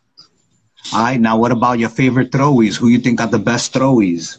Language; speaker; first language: English; native; English